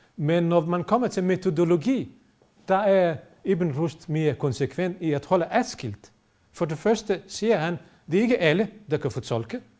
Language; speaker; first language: Danish; non-native, fluent; Bosnian